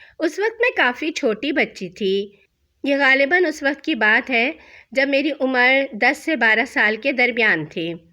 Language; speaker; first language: Urdu; native; Urdu